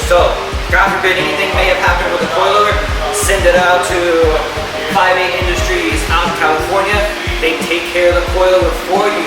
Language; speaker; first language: English; native; English